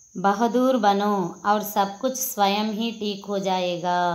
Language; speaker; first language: Hindi; non-native, local second language; Telugu